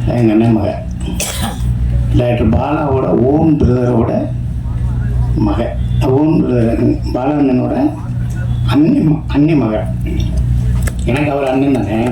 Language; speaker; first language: Tamil; native; Tamil